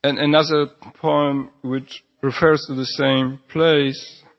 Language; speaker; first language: English; non-native, fluent; Polish